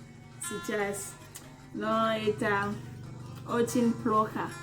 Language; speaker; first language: Russian; non-native, learner; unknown